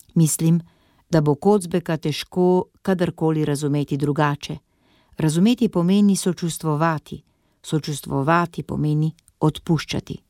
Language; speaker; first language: Slovenian; native; Slovenian